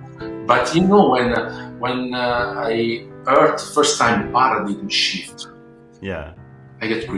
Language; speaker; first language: English; non-native, learner; Italian